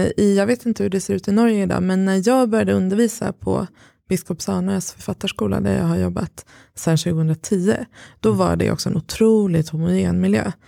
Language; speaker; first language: Swedish; early bilingual, other home language; Persian